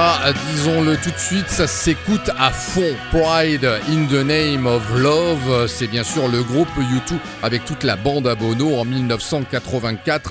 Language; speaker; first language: French; native; French